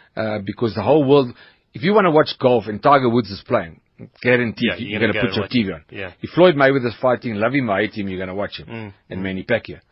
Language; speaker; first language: English; native; English